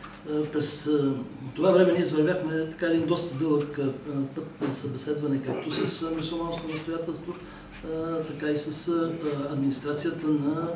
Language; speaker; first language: Bulgarian; native; Bulgarian